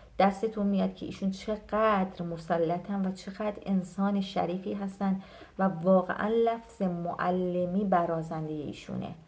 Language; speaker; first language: Persian; native; Persian